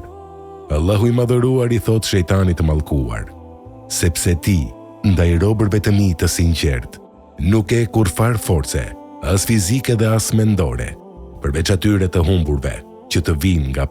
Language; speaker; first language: Albanian; native; Albanian